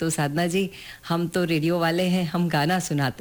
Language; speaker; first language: Hindi; native; Hindi